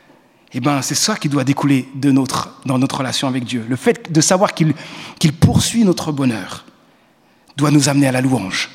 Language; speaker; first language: French; native; French